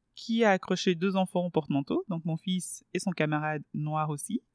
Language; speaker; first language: French; non-native, fluent; Swahili